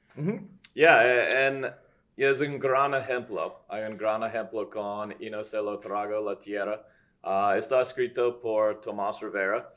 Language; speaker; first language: Spanish; non-native, fluent; English